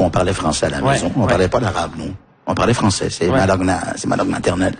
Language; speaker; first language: French; early bilingual, other home language; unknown